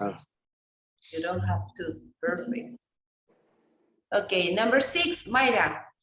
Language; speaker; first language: English; non-native, fluent; Spanish